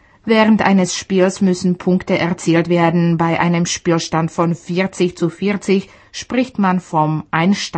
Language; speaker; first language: German; non-native, fluent; Czech